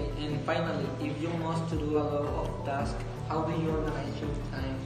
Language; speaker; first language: English; non-native, learner; Spanish